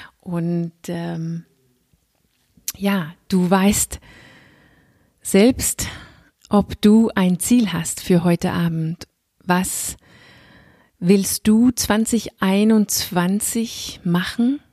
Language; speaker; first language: German; non-native, fluent; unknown